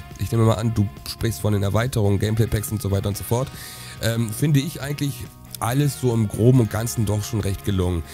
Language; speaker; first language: German; native; German